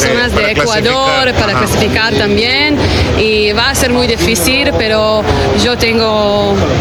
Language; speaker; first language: Spanish; non-native, learner; Hebrew